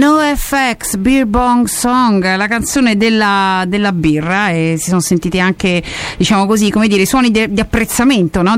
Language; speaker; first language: Italian; native; Italian